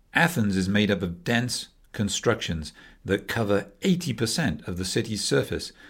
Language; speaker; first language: English; native; English